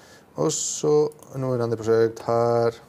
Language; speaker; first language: Norwegian; non-native, learner; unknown